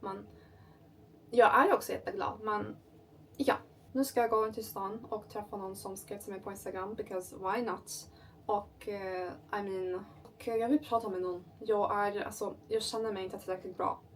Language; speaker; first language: Swedish; non-native, learner; Turkish